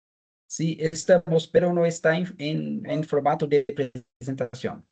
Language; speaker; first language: Spanish; non-native, fluent; Portuguese